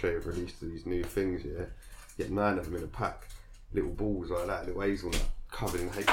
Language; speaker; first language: English; native; English